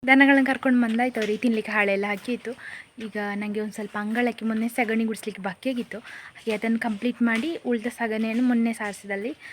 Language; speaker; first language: Kannada; native; Kannada